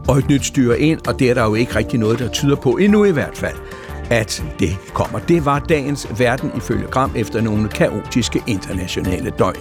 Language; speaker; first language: Danish; native; Danish